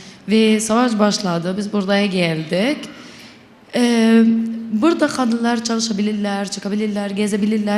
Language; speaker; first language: Turkish; non-native, local second language; Arabic